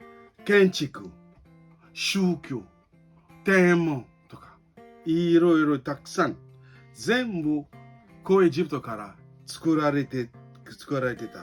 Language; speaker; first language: Japanese; non-native, fluent; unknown